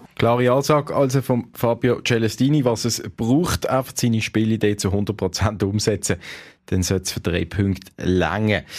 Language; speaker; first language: German; native; German